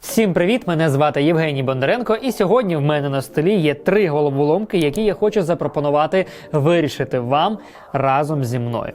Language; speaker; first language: Ukrainian; non-native, local second language; Russian